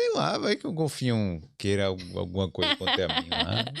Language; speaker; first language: Portuguese; native; Portuguese